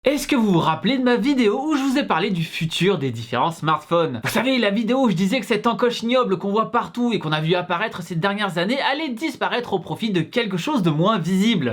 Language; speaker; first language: French; native; French